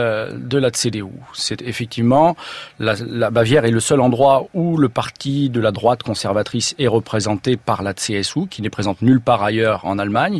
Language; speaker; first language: French; native; French